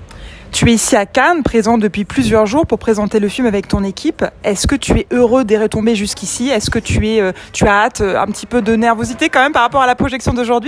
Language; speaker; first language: French; native; French